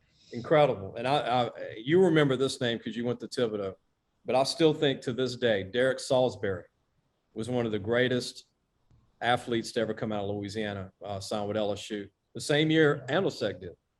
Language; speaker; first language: English; native; English